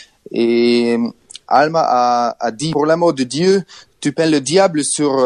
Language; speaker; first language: French; non-native, learner; Hungarian